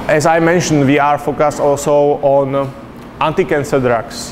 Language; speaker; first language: English; non-native, fluent; Czech